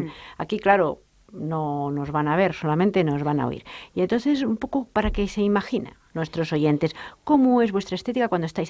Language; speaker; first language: Spanish; native; Spanish